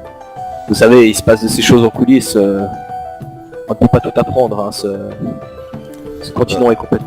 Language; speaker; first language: French; native; French